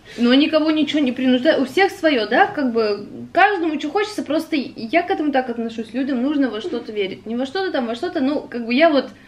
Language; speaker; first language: Russian; native; Russian